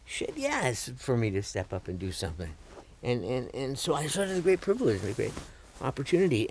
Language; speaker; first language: English; native; English